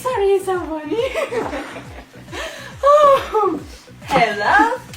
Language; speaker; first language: English; non-native, learner; Spanish